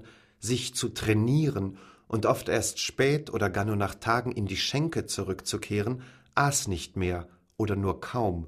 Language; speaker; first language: German; native; German